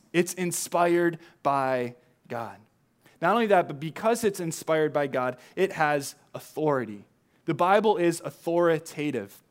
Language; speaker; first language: English; native; English